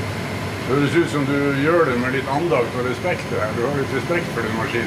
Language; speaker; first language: Norwegian; native; Norwegian